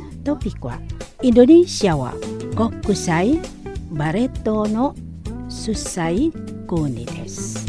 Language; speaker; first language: Japanese; non-native, learner; Indonesian